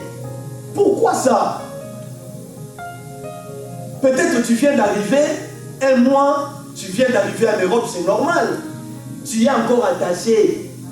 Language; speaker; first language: French; non-native, local second language; Lingala